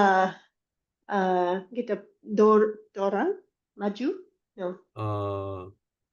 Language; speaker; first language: Indonesian; non-native, learner; English